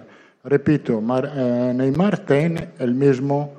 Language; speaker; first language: Portuguese; non-native, learner; Italian